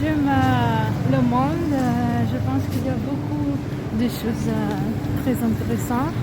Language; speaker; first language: French; non-native, learner; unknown